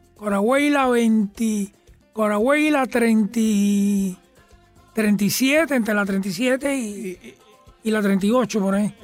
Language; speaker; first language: Spanish; early bilingual, heritage; Spanish